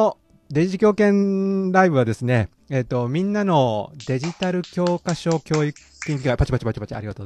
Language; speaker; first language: Japanese; native; Japanese